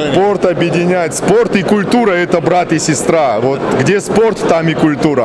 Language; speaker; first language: Russian; native; Russian